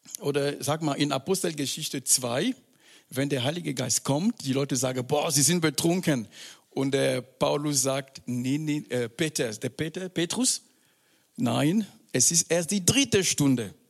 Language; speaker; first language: German; non-native, fluent; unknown